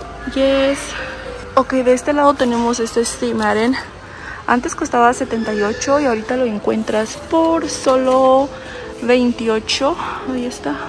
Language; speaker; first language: Spanish; native; Spanish